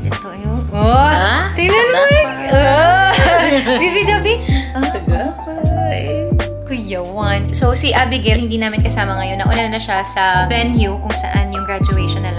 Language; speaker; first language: Filipino; non-native, local second language; Cebuano